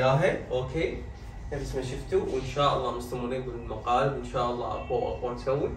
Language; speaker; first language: Arabic; native; Arabic